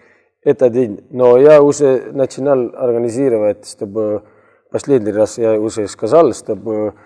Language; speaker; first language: Russian; non-native, learner; Estonian